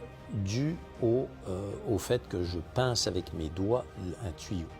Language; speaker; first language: French; native; French